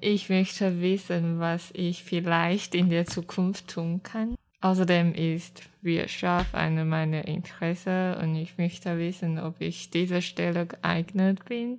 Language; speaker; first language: German; non-native, learner; Chinese